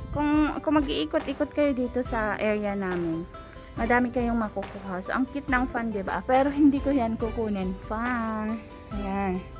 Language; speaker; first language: Filipino; native; Filipino